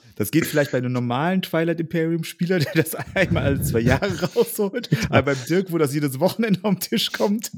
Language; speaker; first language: German; native; German